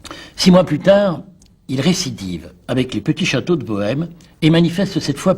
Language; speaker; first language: French; native; French